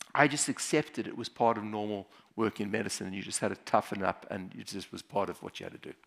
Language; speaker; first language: English; native; English